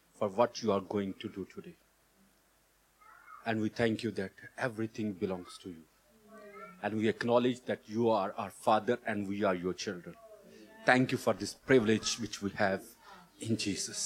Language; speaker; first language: English; non-native, local second language; Urdu